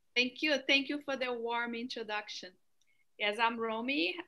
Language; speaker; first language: English; non-native, fluent; Portuguese